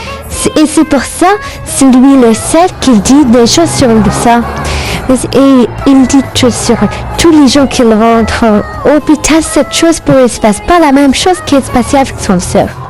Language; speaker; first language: French; non-native, learner; Arabic